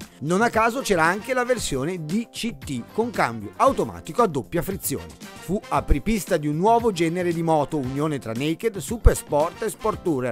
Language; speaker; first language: Italian; native; Italian